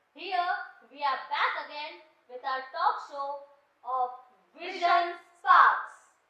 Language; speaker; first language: English; non-native, local second language; Hindi